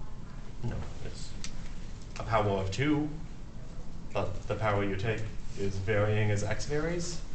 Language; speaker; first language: English; native; English